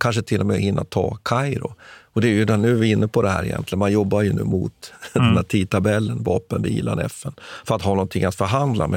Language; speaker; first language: Swedish; native; Swedish